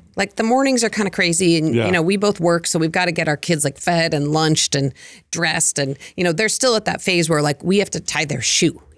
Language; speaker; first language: English; native; English